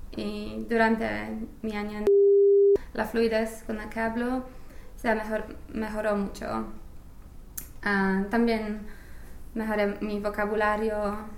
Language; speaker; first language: Spanish; non-native, fluent; English